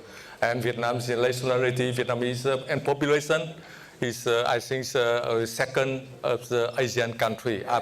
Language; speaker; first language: English; non-native, fluent; Vietnamese